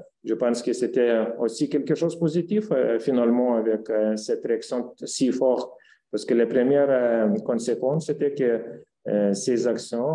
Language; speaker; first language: French; non-native, fluent; Lithuanian